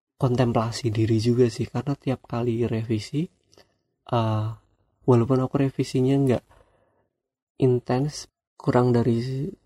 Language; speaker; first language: Indonesian; non-native, local second language; Javanese